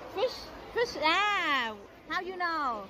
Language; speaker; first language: English; non-native, learner; Vietnamese